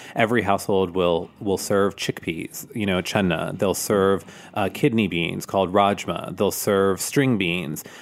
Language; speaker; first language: English; native; English